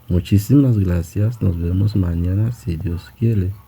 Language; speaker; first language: Spanish; non-native, fluent; Haitian Creole